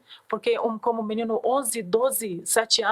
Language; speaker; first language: Portuguese; non-native, learner; Arabic